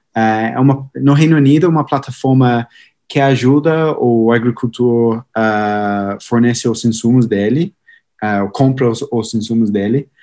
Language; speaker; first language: Portuguese; non-native, fluent; English